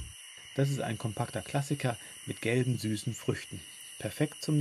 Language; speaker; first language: German; native; German